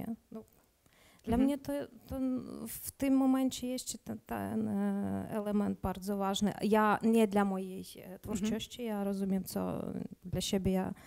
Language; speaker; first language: Polish; non-native, learner; Ukrainian